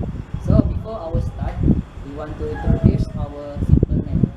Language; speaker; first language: English; non-native, learner; Malay